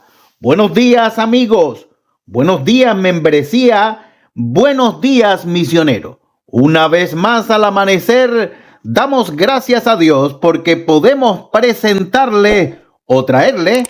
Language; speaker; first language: Spanish; native; Spanish